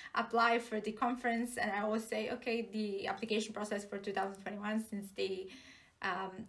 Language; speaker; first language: English; non-native, fluent; Serbian